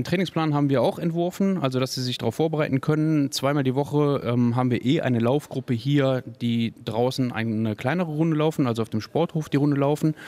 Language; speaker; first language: German; native; German